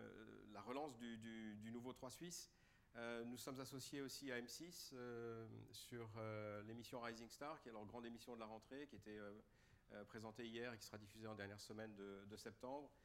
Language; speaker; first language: French; native; French